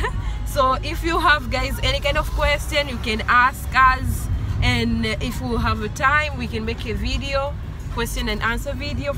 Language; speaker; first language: English; non-native, fluent; Swahili